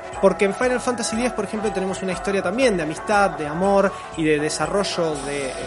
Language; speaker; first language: Spanish; native; Spanish